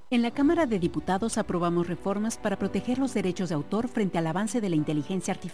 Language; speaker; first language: Spanish; native; Spanish